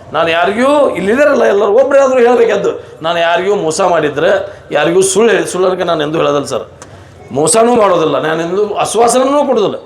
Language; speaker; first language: Kannada; native; Kannada